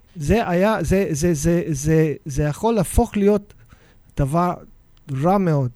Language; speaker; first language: Hebrew; non-native, fluent; English